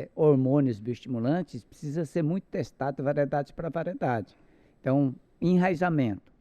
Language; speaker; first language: Portuguese; non-native, local second language; Japanese